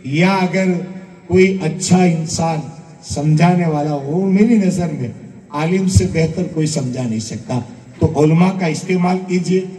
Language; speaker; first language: Hindi; non-native, local second language; Gujarati